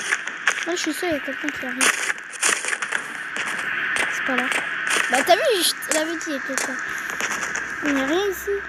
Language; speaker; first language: French; native; French